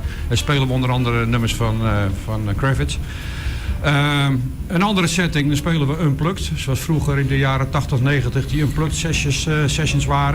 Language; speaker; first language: Dutch; native; Dutch